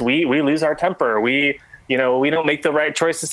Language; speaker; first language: English; native; English